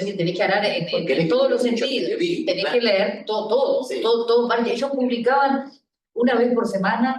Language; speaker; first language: Spanish; native; Spanish